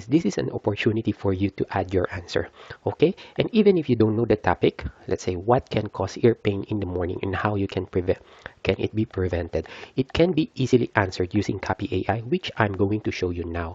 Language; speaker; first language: English; non-native, fluent; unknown